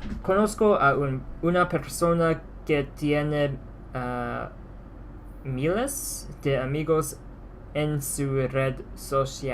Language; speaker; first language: Spanish; non-native, learner; English